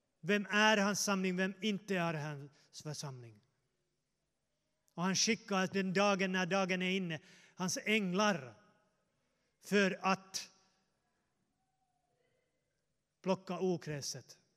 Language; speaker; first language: Swedish; non-native, fluent; Finnish